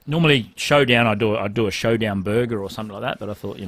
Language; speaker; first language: English; native; English